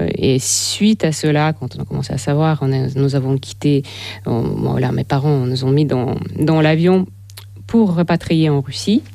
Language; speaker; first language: French; non-native, fluent; Russian